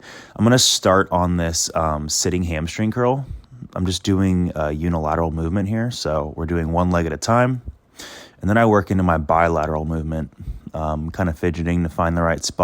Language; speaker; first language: English; native; English